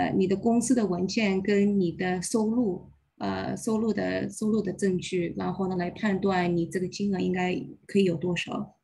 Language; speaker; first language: Chinese; early bilingual, heritage; Chinese